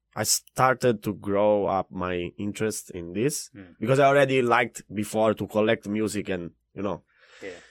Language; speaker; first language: English; non-native, fluent; Italian